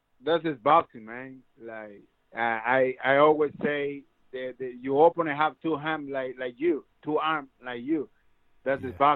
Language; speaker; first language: English; non-native, learner; Spanish